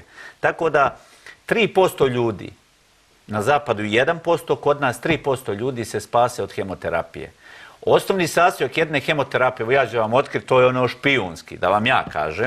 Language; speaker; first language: Croatian; native; Croatian